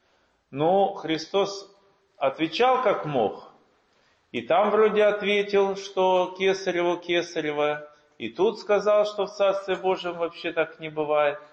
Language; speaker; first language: Russian; native; Russian